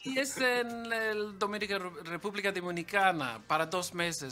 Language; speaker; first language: Spanish; early bilingual, other home language; English